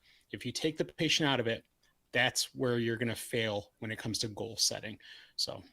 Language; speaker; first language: English; native; English